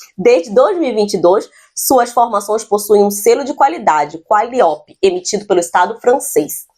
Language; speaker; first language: Portuguese; native; Portuguese